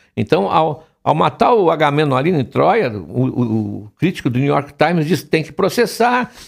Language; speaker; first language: Portuguese; native; Portuguese